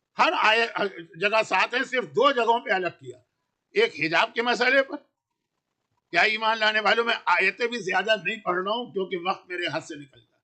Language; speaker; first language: Urdu; native; Urdu